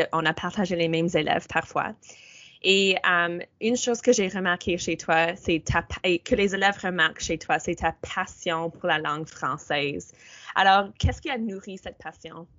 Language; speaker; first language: French; native; French